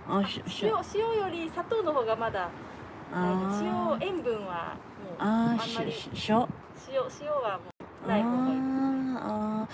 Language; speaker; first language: Japanese; native; Japanese